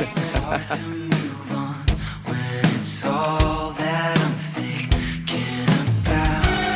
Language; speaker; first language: English; native; English